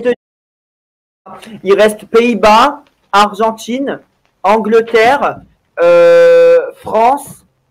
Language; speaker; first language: French; native; French